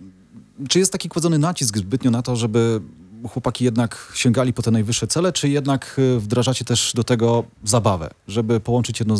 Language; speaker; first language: Polish; native; Polish